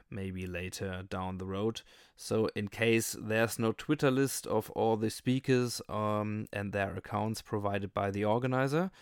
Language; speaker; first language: English; non-native, fluent; German